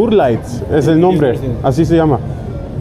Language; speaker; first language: Spanish; non-native, learner; German